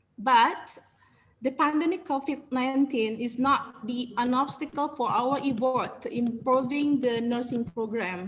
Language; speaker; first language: English; non-native, learner; Indonesian